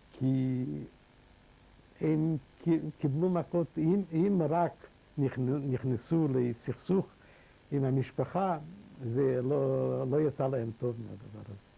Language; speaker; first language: Hebrew; non-native, fluent; Yiddish